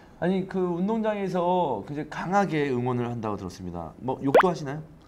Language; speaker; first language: Korean; native; Korean